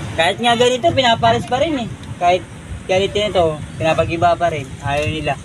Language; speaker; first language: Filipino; non-native, local second language; Cebuano